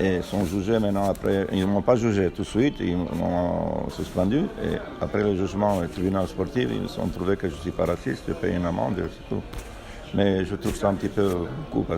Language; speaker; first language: French; non-native, fluent; Romanian